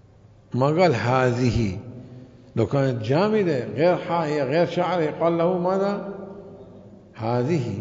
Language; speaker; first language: Arabic; native; Arabic